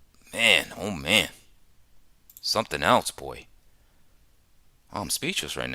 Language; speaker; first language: English; native; English